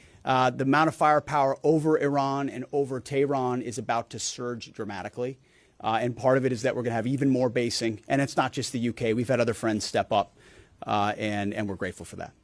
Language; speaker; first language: English; native; English